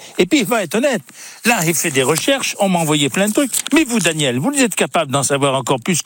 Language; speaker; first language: French; native; French